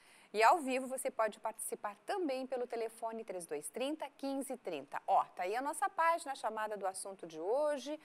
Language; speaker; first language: Portuguese; native; Portuguese